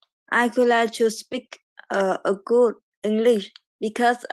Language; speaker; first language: English; non-native, learner; Vietnamese